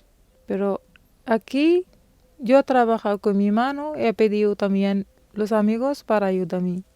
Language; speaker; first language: Spanish; non-native, learner; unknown